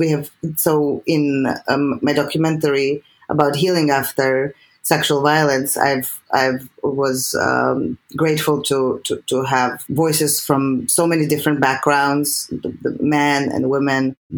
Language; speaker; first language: English; non-native, fluent; Serbian